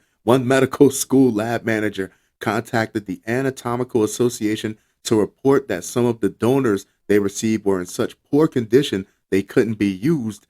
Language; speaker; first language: English; native; English